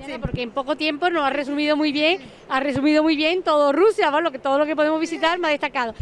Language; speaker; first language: Spanish; native; Spanish